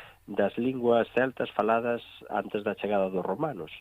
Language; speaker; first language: Galician; native; Galician